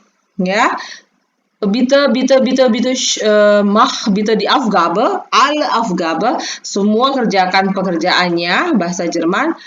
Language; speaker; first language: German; non-native, learner; Indonesian